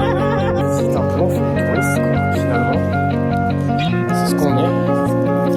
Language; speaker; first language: French; native; French